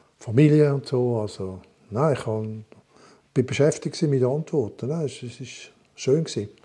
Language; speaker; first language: German; non-native, local second language; French